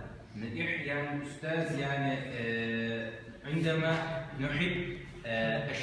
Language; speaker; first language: Arabic; non-native, learner; Turkish